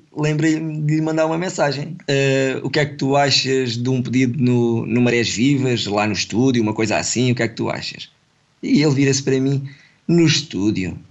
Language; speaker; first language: Portuguese; native; Portuguese